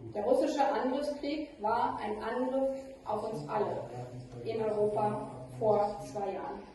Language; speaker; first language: German; native; German